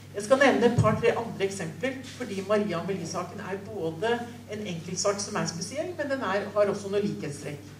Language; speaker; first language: Norwegian; native; Norwegian